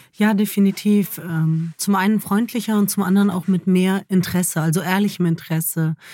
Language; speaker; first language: German; early bilingual, other home language; Kurdish